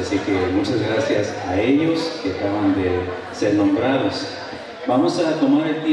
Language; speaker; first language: Spanish; native; Spanish